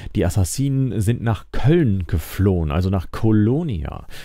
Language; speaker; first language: German; native; German